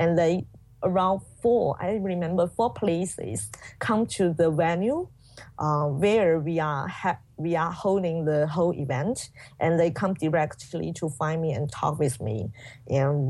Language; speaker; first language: English; non-native, fluent; Chinese